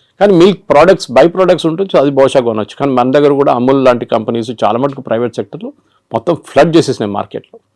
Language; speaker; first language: Telugu; non-native, local second language; Malayalam